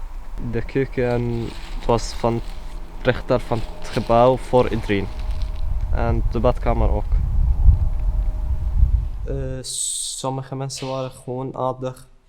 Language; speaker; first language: Dutch; early bilingual, other home language; Arabic